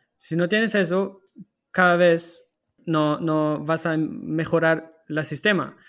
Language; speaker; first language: Spanish; non-native, fluent; German